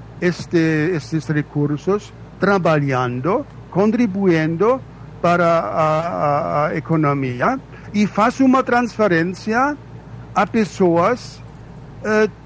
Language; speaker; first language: Portuguese; non-native, fluent; German